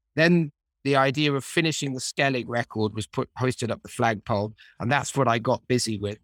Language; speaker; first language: English; native; English